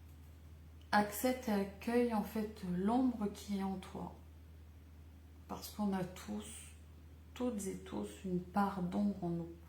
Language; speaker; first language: French; native; French